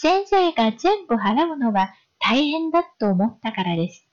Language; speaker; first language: Japanese; non-native, fluent; Chinese